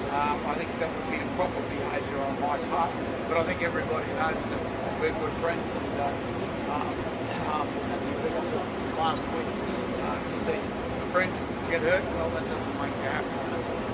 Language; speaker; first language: English; native; English